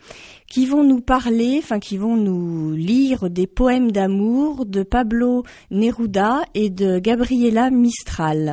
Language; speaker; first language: French; native; French